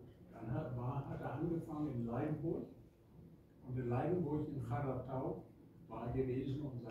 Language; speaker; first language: German; early bilingual, heritage; German